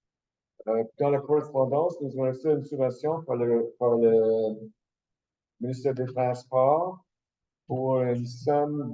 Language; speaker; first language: French; native; French